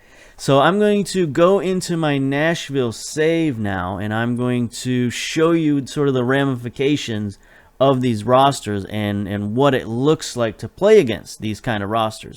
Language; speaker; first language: English; native; English